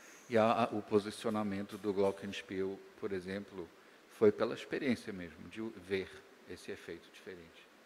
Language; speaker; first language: Portuguese; native; Portuguese